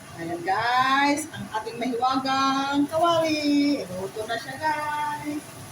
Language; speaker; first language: Filipino; native; Filipino